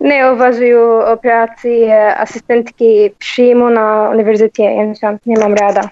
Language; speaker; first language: Czech; non-native, learner; Arabic